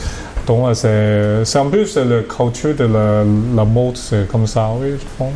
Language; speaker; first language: French; non-native, learner; Cantonese